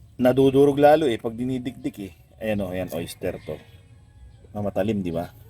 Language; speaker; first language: Filipino; native; Filipino